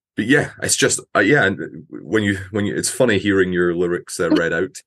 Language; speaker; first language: English; native; English